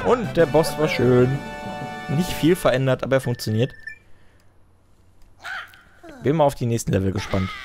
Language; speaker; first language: German; native; German